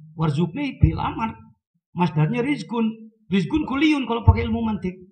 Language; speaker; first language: Indonesian; non-native, local second language; Sundanese